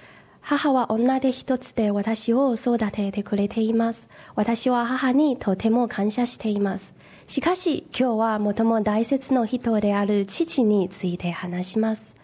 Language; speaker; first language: Japanese; non-native, learner; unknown